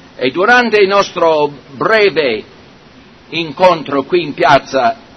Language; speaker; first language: Italian; non-native, fluent; English